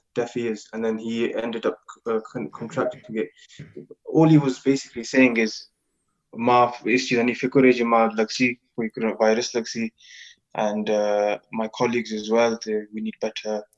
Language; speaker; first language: Punjabi; early bilingual, heritage; Punjabi